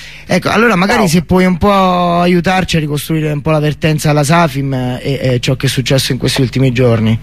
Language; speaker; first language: Italian; native; Italian